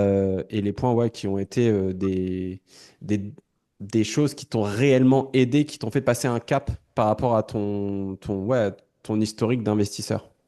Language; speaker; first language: French; native; French